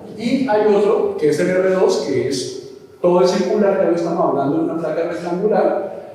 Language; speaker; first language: Spanish; native; Spanish